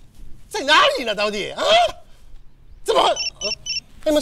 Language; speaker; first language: Chinese; non-native, fluent; Japanese